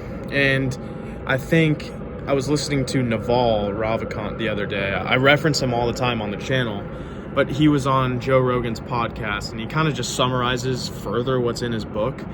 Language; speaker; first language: English; native; English